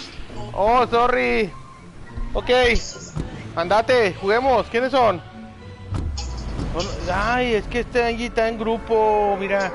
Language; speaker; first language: Spanish; native; Spanish